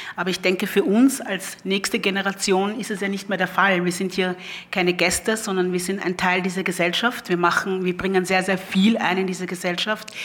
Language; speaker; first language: German; early bilingual, other home language; Lingala